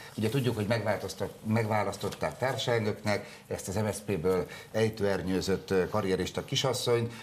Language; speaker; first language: Hungarian; native; Hungarian